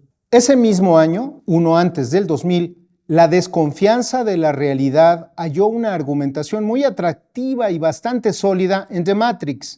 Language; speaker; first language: Spanish; native; Spanish